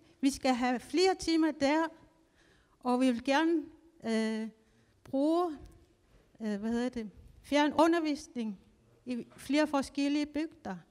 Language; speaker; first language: Danish; non-native, local second language; Kalaallisut